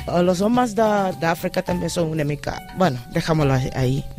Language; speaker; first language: Catalan; non-native, fluent; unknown